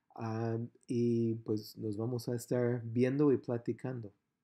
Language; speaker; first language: Spanish; non-native, fluent; English